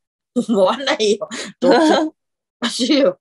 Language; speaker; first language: Japanese; native; Japanese